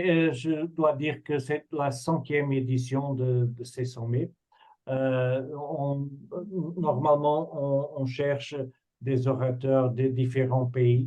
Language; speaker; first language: French; non-native, fluent; Portuguese